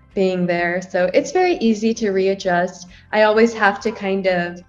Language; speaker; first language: English; native; English